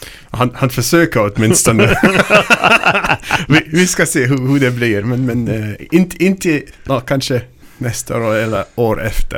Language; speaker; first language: Swedish; non-native, learner; German